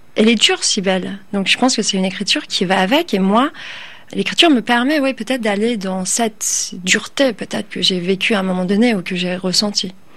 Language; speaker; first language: French; early bilingual, other home language; Turkish